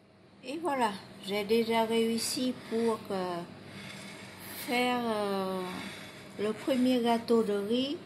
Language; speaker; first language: French; non-native, learner; Vietnamese